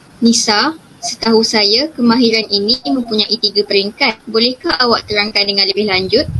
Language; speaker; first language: Malay; native; Malay